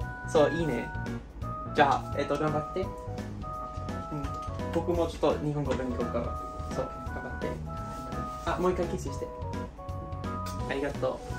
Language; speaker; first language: Japanese; non-native, learner; English